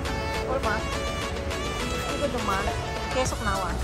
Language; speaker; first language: Korean; non-native, learner; Filipino